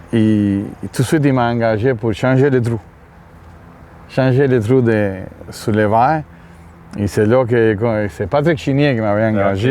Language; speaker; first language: French; non-native, fluent; Spanish